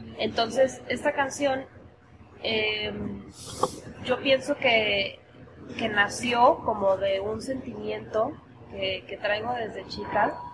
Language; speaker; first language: Spanish; native; Spanish